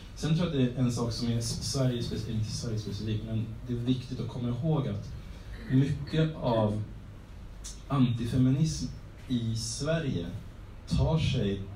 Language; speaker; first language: Swedish; native; Swedish